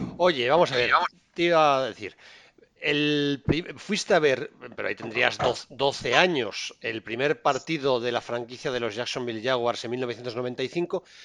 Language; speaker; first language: Spanish; native; Spanish